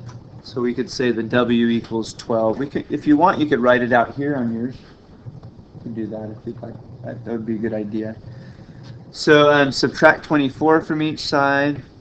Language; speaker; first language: English; native; English